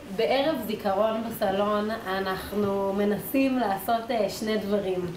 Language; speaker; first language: Hebrew; native; Hebrew